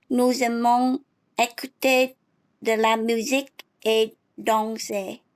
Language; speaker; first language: French; non-native, learner; English